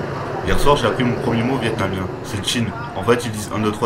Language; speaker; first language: French; native; French